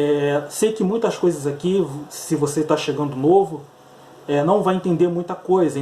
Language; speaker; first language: Portuguese; native; Portuguese